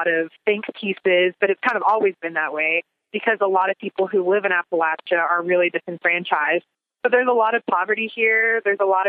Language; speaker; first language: English; native; English